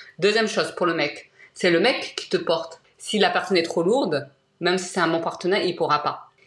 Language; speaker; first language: French; native; French